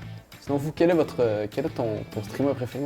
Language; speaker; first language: French; native; French